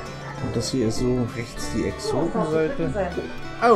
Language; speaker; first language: German; native; German